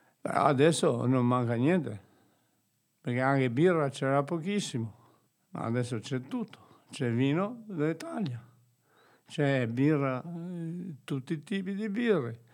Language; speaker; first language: Italian; non-native, fluent; Albanian